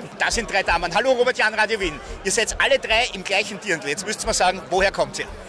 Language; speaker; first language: German; native; German